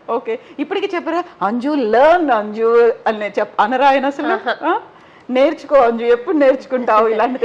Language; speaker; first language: Telugu; native; Telugu